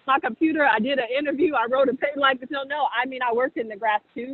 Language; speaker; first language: English; native; English